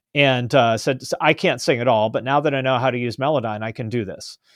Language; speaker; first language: English; native; English